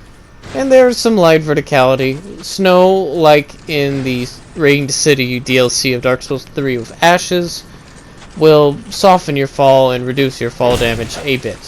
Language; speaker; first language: English; native; English